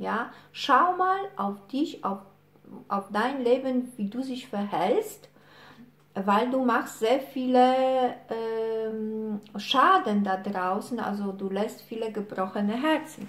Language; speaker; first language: German; non-native, fluent; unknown